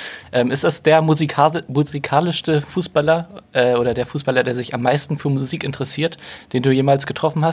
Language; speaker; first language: German; native; German